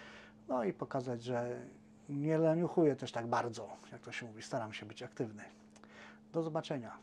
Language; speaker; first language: Polish; native; Polish